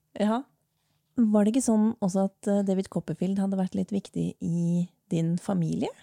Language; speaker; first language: Norwegian; native; Norwegian